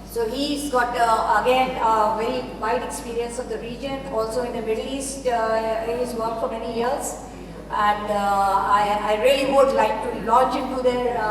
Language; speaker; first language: English; non-native, local second language; Urdu